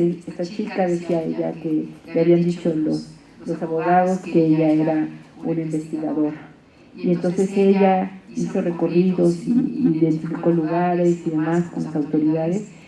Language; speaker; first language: Spanish; native; Spanish